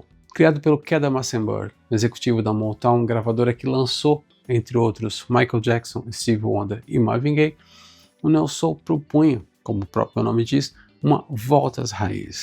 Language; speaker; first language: Portuguese; native; Portuguese